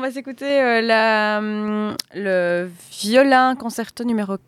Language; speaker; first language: French; native; French